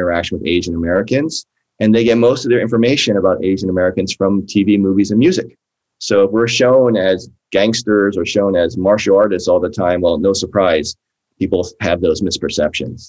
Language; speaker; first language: English; native; English